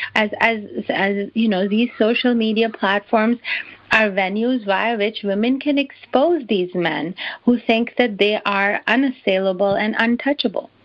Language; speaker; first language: English; non-native, local second language; Urdu